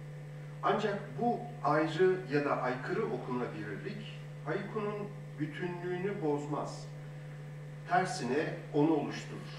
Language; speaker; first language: Turkish; native; Turkish